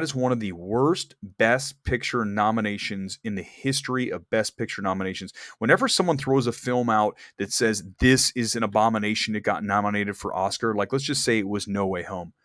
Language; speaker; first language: English; native; English